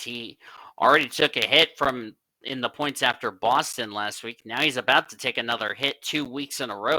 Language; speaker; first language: English; native; English